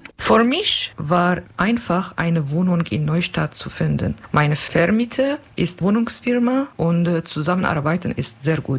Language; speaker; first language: German; non-native, learner; Kurdish